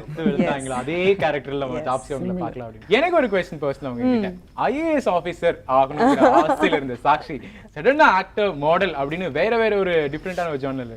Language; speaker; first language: Tamil; native; Tamil